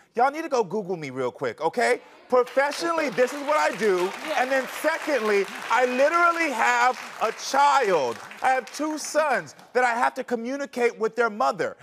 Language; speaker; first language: English; native; English